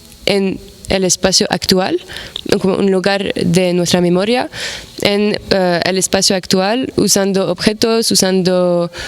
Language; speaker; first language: Spanish; non-native, fluent; Arabic